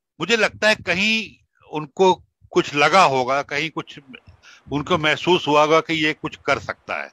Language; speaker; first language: Urdu; non-native, local second language; Punjabi